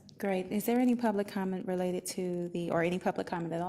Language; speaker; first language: English; native; English